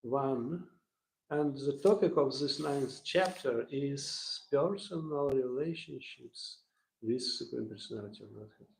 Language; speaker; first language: English; non-native, learner; Russian